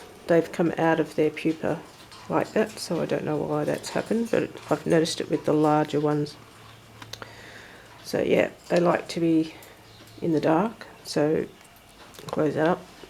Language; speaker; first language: English; native; English